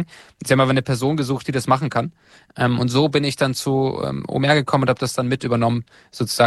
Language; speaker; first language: German; native; German